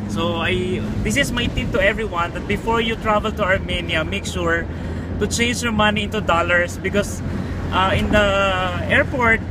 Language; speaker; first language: English; non-native, local second language; Filipino